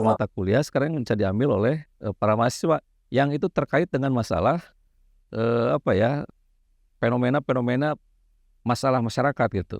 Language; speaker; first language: Indonesian; native; Indonesian